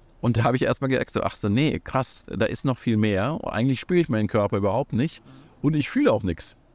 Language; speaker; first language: German; early bilingual, other home language; Russian